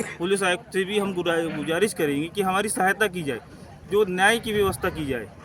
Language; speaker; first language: Hindi; native; Hindi